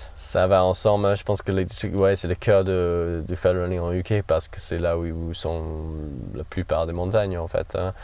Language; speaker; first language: French; non-native, fluent; English